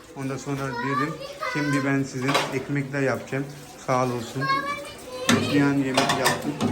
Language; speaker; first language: Turkish; non-native, learner; Urdu